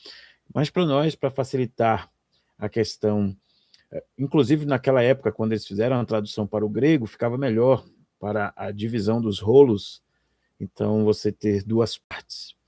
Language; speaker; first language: Portuguese; native; Portuguese